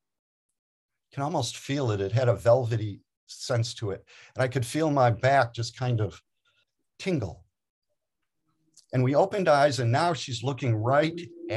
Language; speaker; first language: English; native; English